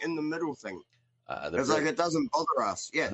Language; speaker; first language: English; native; English